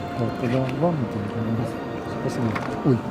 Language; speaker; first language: Russian; native; Russian